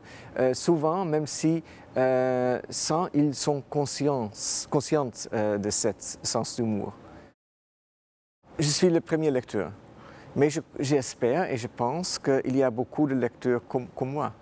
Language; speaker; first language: French; non-native, fluent; Dutch